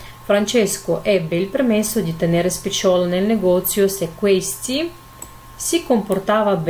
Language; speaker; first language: Italian; non-native, fluent; Russian